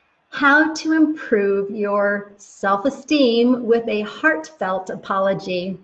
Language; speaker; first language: English; native; English